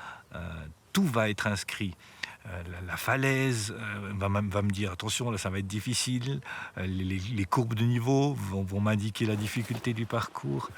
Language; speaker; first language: French; native; French